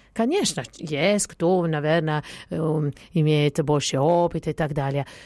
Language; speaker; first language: Russian; non-native, fluent; Italian